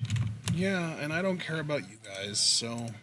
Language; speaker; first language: English; native; English